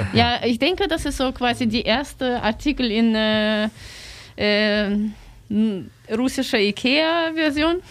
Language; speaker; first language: German; non-native, learner; Russian